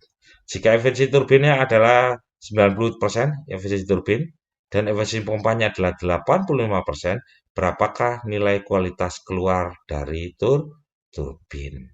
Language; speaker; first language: Indonesian; native; Indonesian